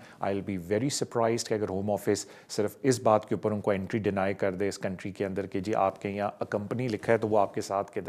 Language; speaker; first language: Urdu; native; Urdu